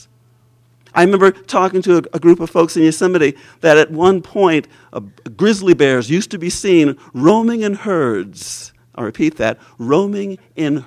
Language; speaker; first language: English; native; English